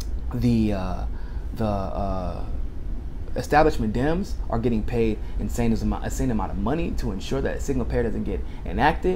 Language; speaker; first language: English; native; English